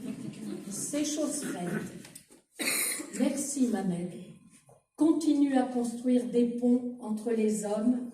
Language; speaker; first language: French; native; French